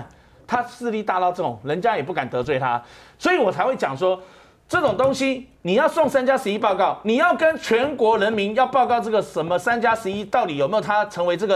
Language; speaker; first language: Chinese; native; Chinese